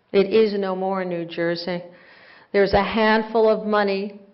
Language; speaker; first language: English; native; English